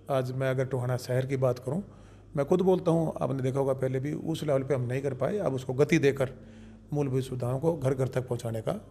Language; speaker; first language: Hindi; native; Hindi